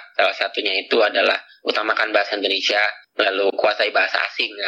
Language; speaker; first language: Indonesian; native; Indonesian